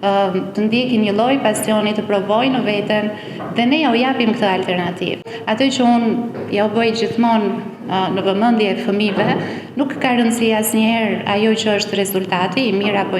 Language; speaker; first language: Albanian; native; Albanian